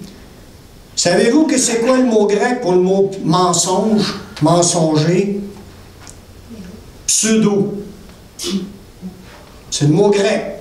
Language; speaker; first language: French; native; French